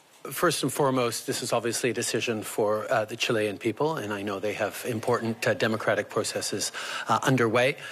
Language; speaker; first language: English; early bilingual, other home language; French